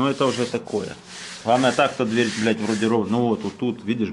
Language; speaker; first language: Russian; native; Russian